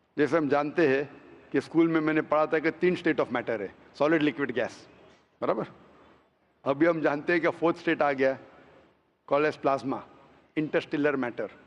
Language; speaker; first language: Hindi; non-native, local second language; Konkani